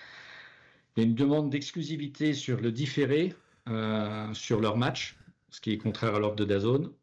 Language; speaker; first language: French; native; French